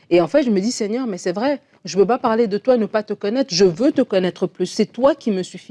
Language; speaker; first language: French; native; French